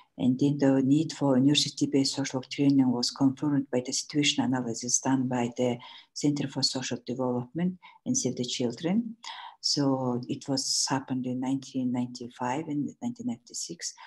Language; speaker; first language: English; non-native, learner; Mongolian